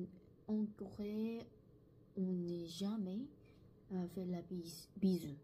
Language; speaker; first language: French; non-native, learner; Korean